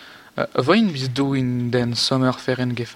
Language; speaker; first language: German; non-native, learner; French